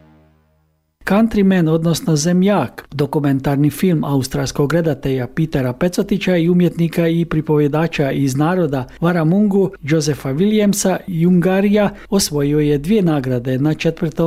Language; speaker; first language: Serbian; native; Serbian